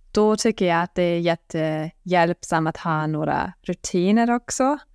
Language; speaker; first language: Swedish; non-native, fluent; German